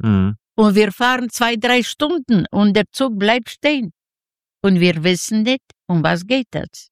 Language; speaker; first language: German; non-native, fluent; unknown